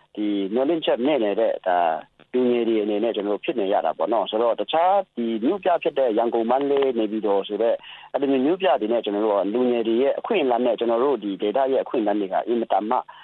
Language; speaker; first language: Burmese; non-native, local second language; Kachin